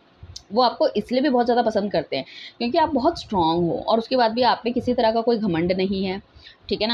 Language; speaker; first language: Hindi; native; Hindi